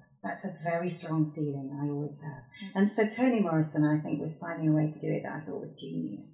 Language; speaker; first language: English; native; English